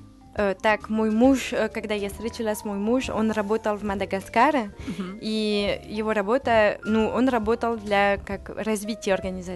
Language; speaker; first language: Russian; non-native, learner; French